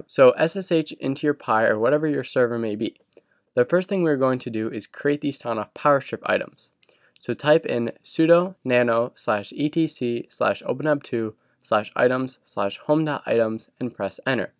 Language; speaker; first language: English; native; English